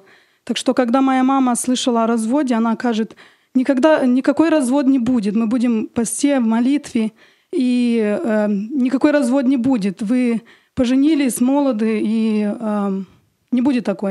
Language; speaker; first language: Russian; early bilingual, heritage; Russian